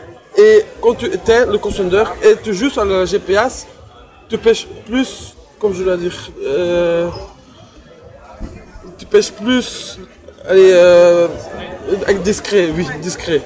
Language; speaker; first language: French; non-native, learner; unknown